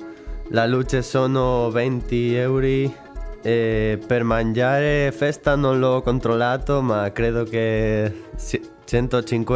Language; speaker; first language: Italian; non-native, learner; Spanish